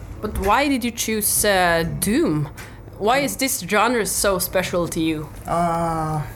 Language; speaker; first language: English; non-native, learner; Norwegian